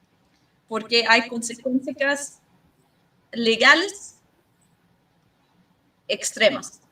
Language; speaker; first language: Spanish; non-native, learner; English